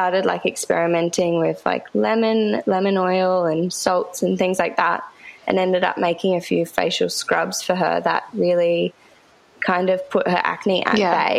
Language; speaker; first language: English; native; English